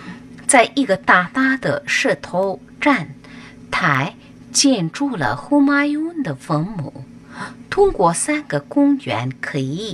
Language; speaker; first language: Chinese; non-native, learner; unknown